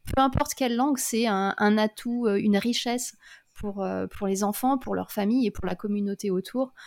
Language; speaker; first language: French; native; French